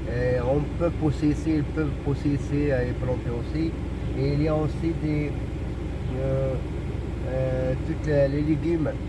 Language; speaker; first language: French; non-native, local second language; Arabic